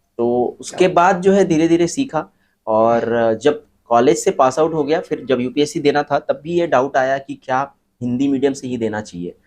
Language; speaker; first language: Hindi; native; Hindi